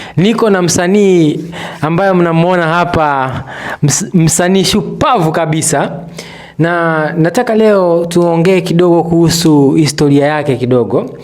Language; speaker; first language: Swahili; native; Swahili